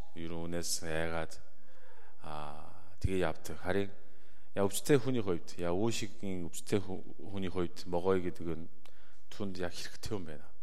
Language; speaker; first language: Mongolian; non-native, fluent; Korean